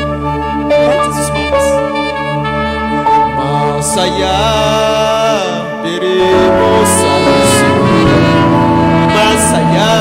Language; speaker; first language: Spanish; non-native, local second language; Kʼicheʼ